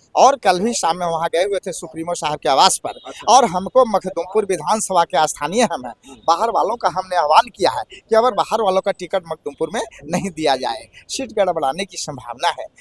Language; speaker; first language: Hindi; native; Hindi